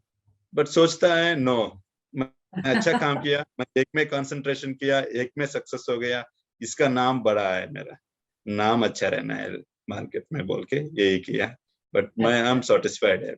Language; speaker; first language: Hindi; non-native, local second language; Telugu